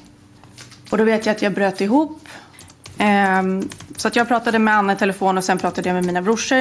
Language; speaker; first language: Swedish; native; Swedish